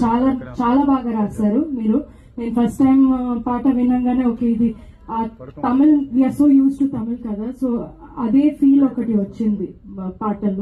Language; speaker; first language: Telugu; non-native, fluent; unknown